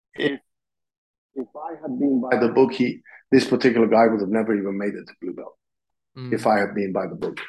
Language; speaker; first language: English; non-native, fluent; Italian